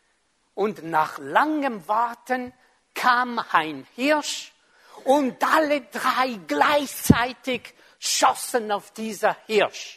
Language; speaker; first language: German; non-native, fluent; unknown